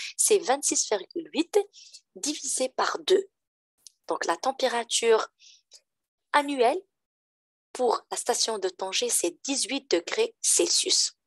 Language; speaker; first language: French; non-native, local second language; Arabic